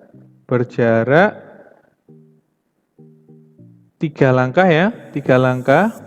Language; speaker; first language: Indonesian; native; Indonesian